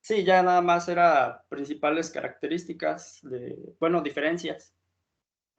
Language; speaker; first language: Spanish; native; Spanish